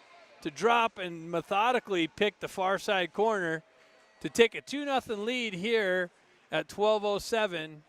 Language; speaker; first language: English; native; English